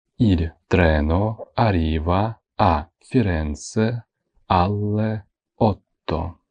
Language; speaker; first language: Italian; non-native, fluent; Ukrainian